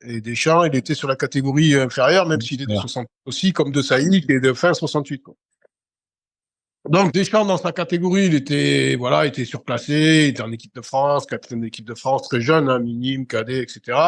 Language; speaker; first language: French; native; French